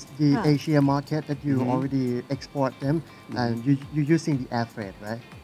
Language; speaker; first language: English; non-native, fluent; Thai